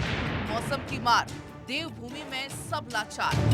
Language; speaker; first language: Hindi; native; Hindi